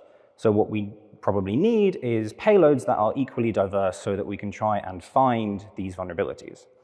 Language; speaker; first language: English; native; English